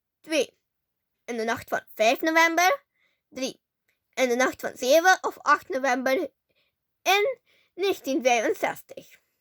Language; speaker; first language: Dutch; early bilingual, other home language; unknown